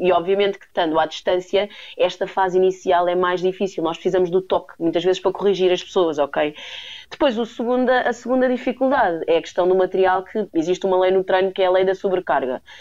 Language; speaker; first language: Portuguese; native; Portuguese